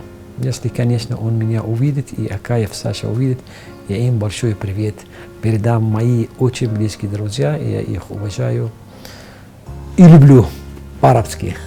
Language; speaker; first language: Russian; non-native, fluent; Arabic